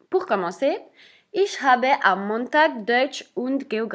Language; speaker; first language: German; non-native, fluent; French